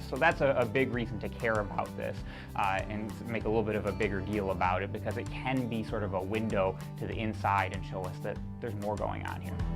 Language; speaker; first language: English; native; English